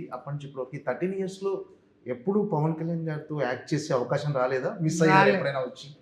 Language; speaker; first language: Telugu; native; Telugu